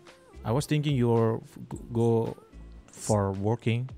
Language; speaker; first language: English; non-native, learner; Indonesian